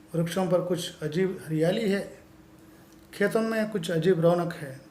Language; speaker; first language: Hindi; non-native, local second language; Telugu